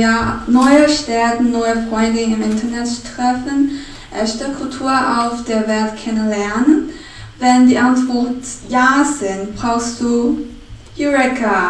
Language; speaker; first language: German; non-native, learner; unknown